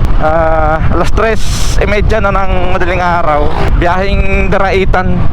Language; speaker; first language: Filipino; native; Filipino